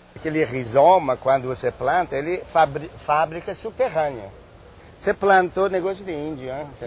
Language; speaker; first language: Portuguese; non-native, fluent; Persian